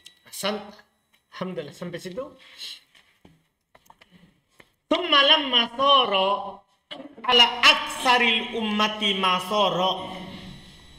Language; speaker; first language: Arabic; non-native, fluent; Indonesian